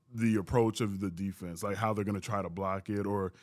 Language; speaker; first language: English; early bilingual, other home language; Yoruba